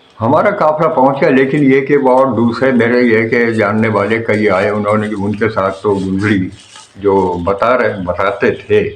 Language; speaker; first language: Urdu; native; Urdu